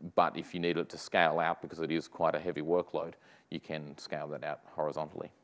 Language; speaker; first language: English; native; English